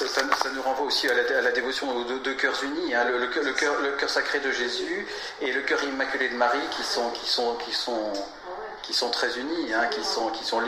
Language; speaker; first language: French; native; French